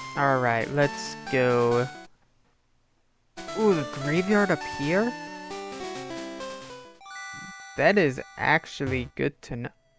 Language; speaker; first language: English; native; English